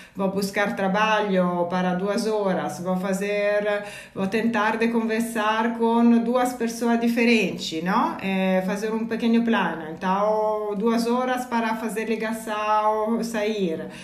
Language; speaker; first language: Portuguese; non-native, fluent; Italian